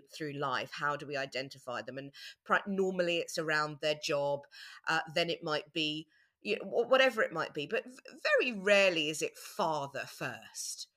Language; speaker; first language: English; native; English